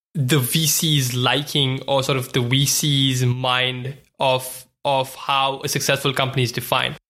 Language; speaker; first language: English; non-native, local second language; Hindi